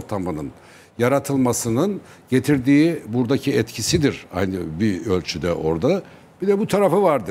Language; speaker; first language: Turkish; native; Turkish